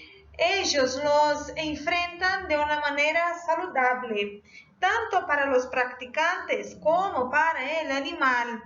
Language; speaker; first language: Spanish; non-native, fluent; Portuguese